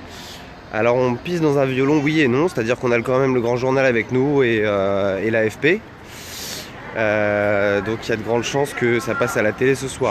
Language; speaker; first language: French; native; French